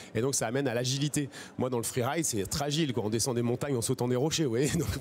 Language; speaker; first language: French; native; French